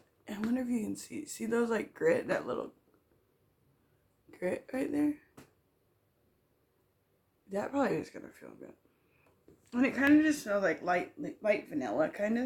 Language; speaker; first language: English; native; English